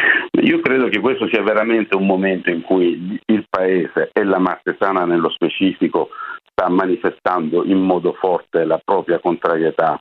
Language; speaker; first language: Italian; native; Italian